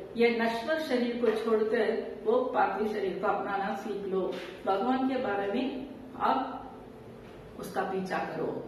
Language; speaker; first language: Hindi; non-native, local second language; Tamil